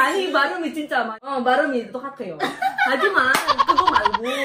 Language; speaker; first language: Korean; non-native, learner; Indonesian